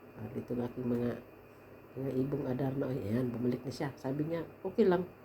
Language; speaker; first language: Filipino; native; Filipino